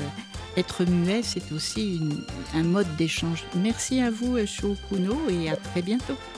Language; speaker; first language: French; native; French